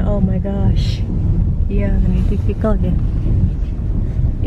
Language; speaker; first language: English; non-native, learner; Indonesian